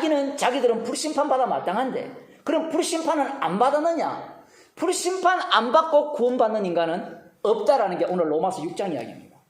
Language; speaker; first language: Korean; native; Korean